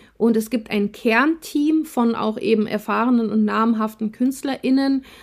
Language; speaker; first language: German; early bilingual, other home language; Russian